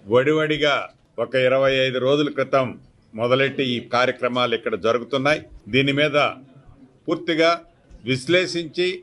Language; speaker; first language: Telugu; native; Telugu